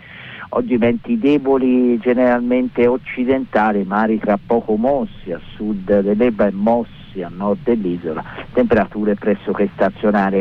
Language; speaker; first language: Italian; native; Italian